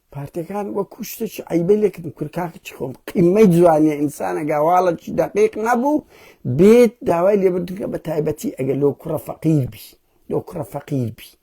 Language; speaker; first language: Central Kurdish; early bilingual, heritage; Central Kurdish